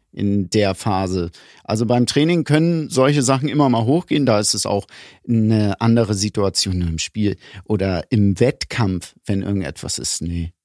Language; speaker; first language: German; early bilingual, other home language; Greek